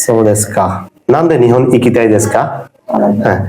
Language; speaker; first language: Japanese; non-native, fluent; Bangla